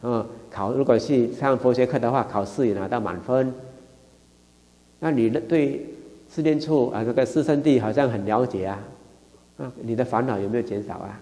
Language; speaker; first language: Chinese; native; Chinese